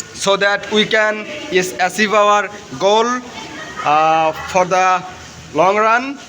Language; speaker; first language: English; non-native, local second language; Bangla